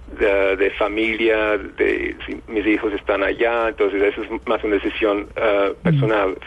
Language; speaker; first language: Spanish; non-native, fluent; English